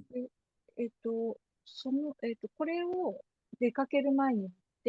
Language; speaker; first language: Japanese; native; Japanese